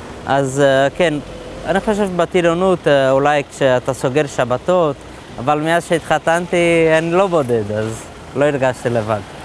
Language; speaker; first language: Hebrew; non-native, fluent; Portuguese